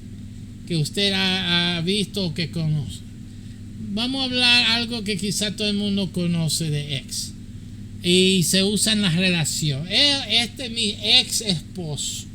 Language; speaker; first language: Spanish; early bilingual, heritage; English